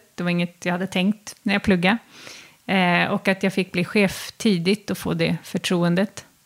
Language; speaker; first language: Swedish; native; Swedish